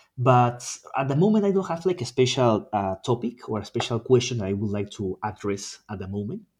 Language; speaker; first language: English; non-native, fluent; Spanish